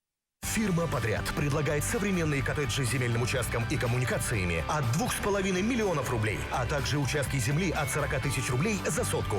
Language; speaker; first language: Russian; native; Russian